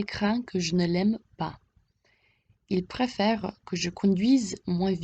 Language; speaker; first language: French; non-native, fluent; English